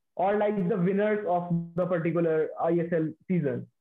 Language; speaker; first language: English; non-native, local second language; Hindi